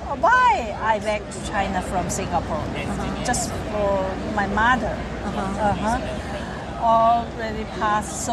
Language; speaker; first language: English; non-native, learner; Chinese